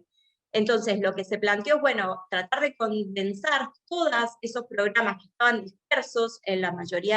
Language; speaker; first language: Spanish; native; Spanish